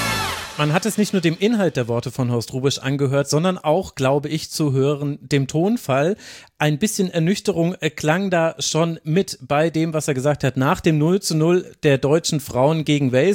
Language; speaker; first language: German; native; German